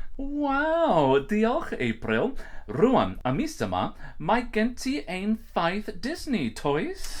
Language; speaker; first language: Welsh; non-native, learner; English